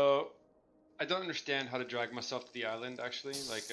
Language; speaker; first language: English; native; English